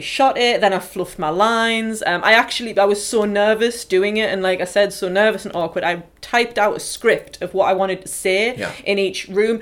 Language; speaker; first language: English; native; English